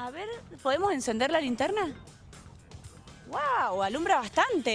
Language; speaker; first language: Spanish; native; Spanish